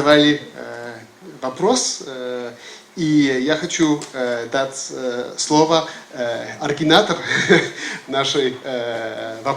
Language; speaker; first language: Russian; non-native, fluent; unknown